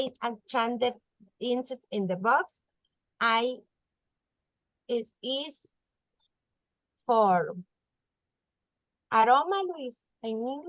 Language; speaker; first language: English; non-native, learner; Spanish